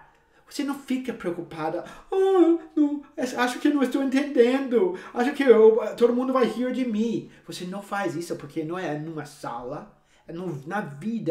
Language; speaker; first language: Portuguese; non-native, fluent; English